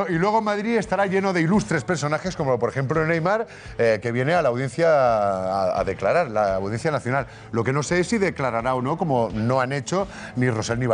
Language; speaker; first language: Spanish; native; Spanish